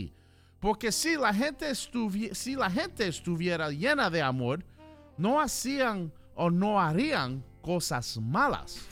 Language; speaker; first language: Spanish; early bilingual, heritage; Spanish